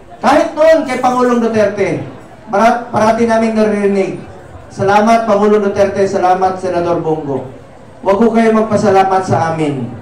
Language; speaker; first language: Filipino; non-native, local second language; Cebuano